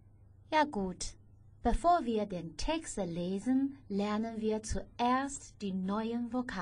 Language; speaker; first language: German; non-native, fluent; Chinese